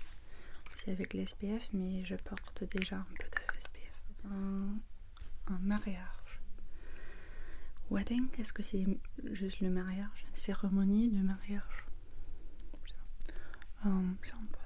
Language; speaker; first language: French; non-native, learner; English